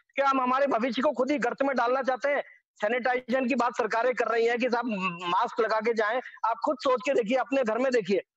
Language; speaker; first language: Hindi; native; Hindi